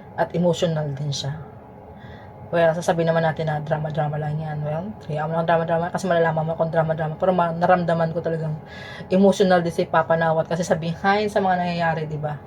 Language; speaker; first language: Filipino; native; Filipino